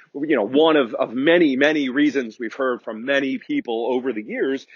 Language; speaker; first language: English; native; English